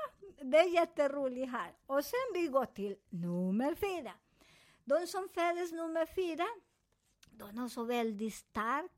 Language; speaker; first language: Swedish; non-native, fluent; Spanish